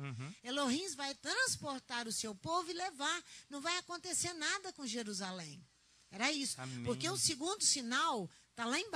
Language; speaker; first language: Portuguese; native; Portuguese